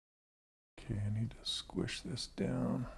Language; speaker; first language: English; native; English